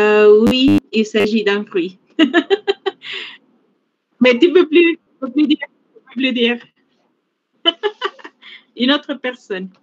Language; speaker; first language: French; non-native, fluent; Spanish